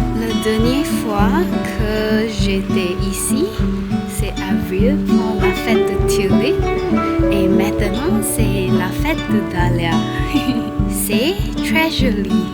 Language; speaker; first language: French; non-native, learner; English